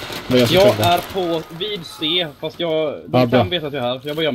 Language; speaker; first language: Swedish; native; Swedish